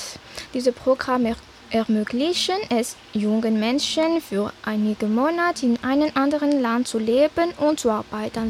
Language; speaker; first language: German; non-native, fluent; Malagasy